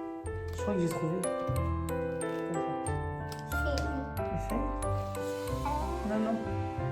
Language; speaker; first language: French; native; French